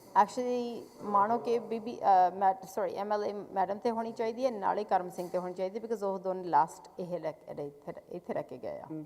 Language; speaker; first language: Punjabi; early bilingual, heritage; Punjabi